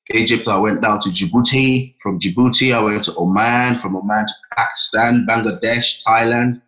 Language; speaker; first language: English; non-native, local second language; Yoruba